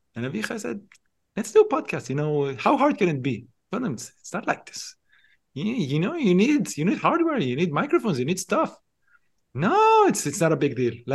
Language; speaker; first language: English; non-native, fluent; Hebrew